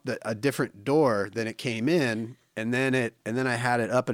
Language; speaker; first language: English; native; English